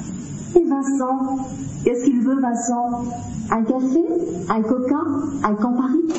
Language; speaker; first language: French; non-native, learner; Russian